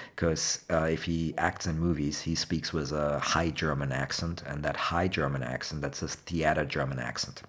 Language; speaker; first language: English; non-native, fluent; German